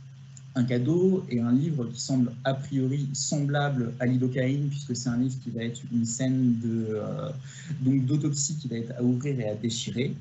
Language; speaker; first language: French; native; French